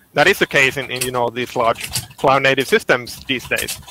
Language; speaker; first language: English; non-native, fluent; Finnish